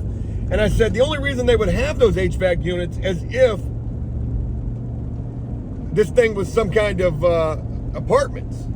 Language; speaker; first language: English; native; English